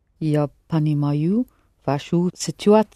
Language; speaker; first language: Russian; non-native, learner; English